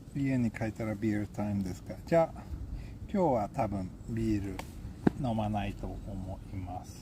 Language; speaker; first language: Japanese; non-native, learner; Swedish